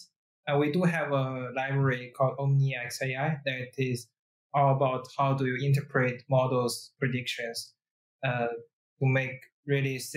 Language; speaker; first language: English; non-native, fluent; Chinese